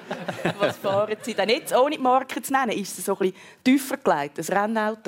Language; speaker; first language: German; native; German